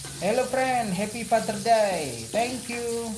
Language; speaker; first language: English; non-native, learner; Indonesian